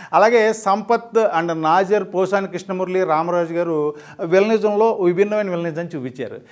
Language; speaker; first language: Telugu; native; Telugu